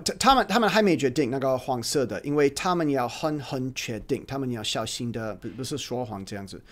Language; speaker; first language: Chinese; non-native, learner; English